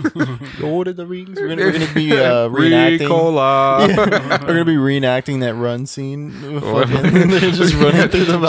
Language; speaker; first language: English; native; English